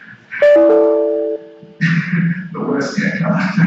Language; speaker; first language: English; native; English